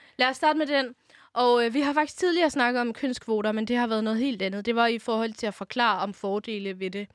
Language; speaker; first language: Danish; early bilingual, other home language; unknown